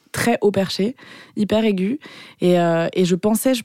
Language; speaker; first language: French; early bilingual, other home language; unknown